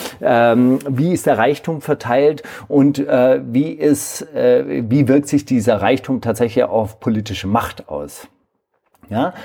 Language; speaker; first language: German; native; German